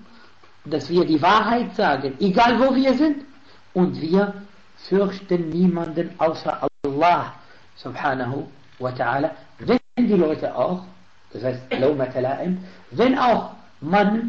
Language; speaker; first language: German; non-native, fluent; Arabic